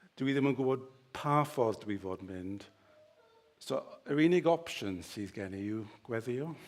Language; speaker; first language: Welsh; native; Welsh